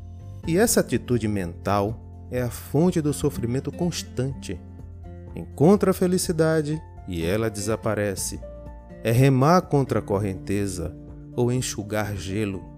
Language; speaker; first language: Portuguese; native; Portuguese